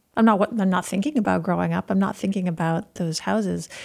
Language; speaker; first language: English; native; English